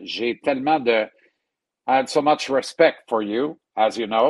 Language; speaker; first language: English; non-native, fluent; French